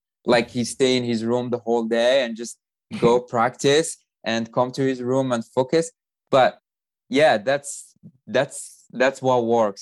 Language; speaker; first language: English; non-native, fluent; Arabic